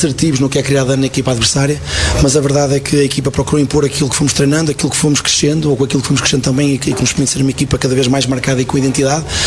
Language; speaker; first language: Portuguese; native; Portuguese